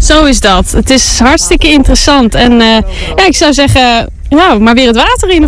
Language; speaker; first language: Dutch; non-native, local second language; Western Frisian